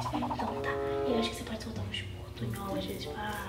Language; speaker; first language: Portuguese; native; Portuguese